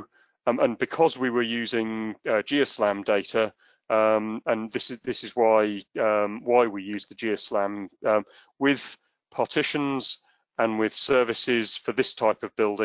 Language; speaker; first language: English; native; English